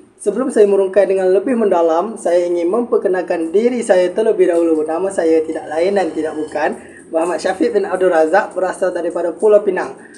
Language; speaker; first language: Malay; native; Malay